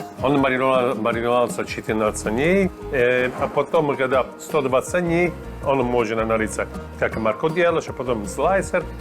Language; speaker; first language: Russian; non-native, learner; Italian